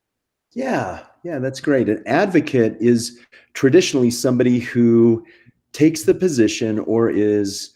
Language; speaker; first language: English; native; English